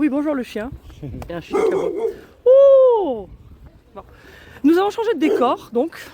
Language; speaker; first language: French; native; French